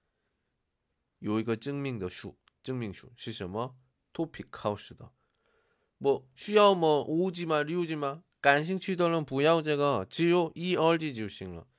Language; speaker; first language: Chinese; non-native, learner; Korean